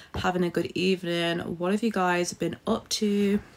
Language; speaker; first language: English; native; English